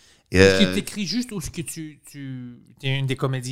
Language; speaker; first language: French; non-native, local second language; English